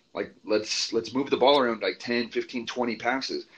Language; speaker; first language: English; native; English